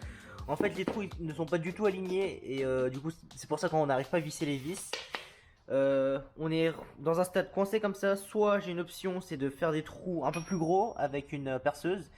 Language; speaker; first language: French; native; French